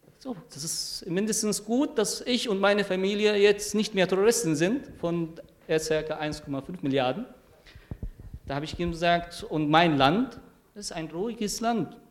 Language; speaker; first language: German; non-native, fluent; Arabic